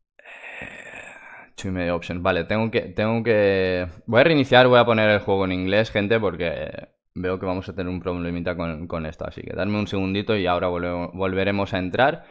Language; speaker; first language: Spanish; non-native, fluent; Russian